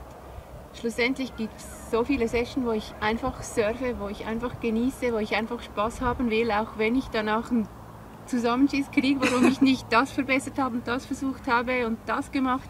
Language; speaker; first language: German; native; German